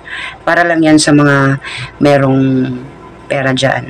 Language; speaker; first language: Filipino; native; Filipino